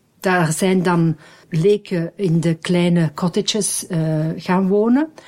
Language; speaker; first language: Dutch; native; Dutch